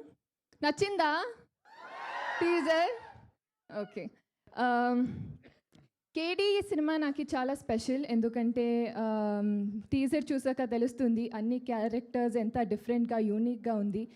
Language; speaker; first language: Telugu; non-native, learner; Kannada